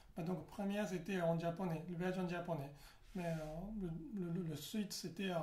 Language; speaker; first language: French; non-native, learner; Japanese